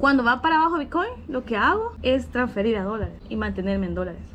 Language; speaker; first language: Spanish; native; Spanish